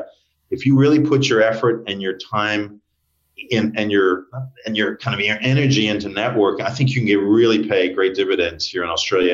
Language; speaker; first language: English; native; English